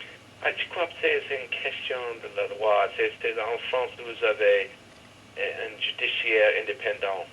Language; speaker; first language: French; non-native, learner; English